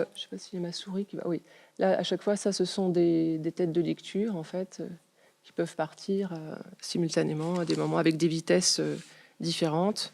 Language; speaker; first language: French; native; French